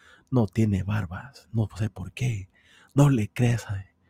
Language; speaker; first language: Spanish; early bilingual, heritage; Spanish